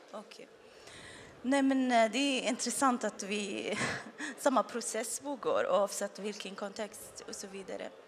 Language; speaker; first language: Swedish; non-native, fluent; Arabic